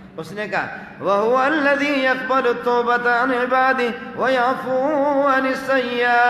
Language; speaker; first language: Urdu; non-native, local second language; Baluchi